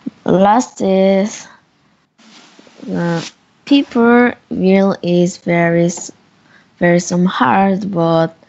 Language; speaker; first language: English; non-native, learner; Korean